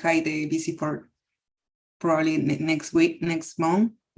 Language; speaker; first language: English; non-native, learner; Spanish